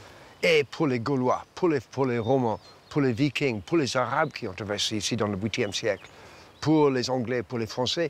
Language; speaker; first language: French; non-native, fluent; English